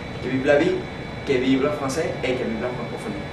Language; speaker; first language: French; non-native, learner; Spanish